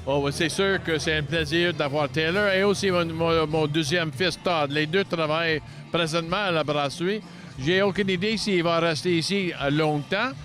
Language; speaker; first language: French; non-native, local second language; English